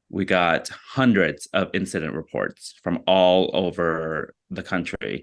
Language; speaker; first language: English; early bilingual, other home language; Vietnamese